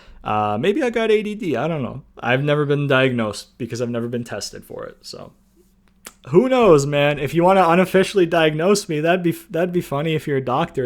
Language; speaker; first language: English; native; English